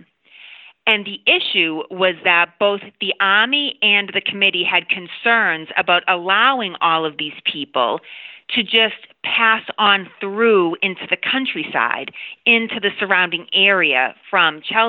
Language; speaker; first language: English; native; English